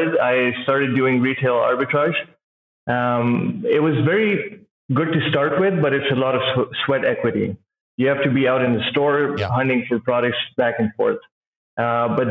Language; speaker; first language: English; non-native, local second language; Urdu